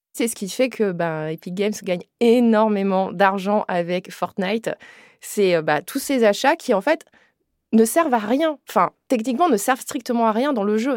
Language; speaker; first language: French; native; French